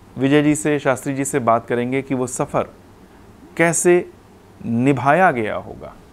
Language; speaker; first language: Hindi; non-native, local second language; Punjabi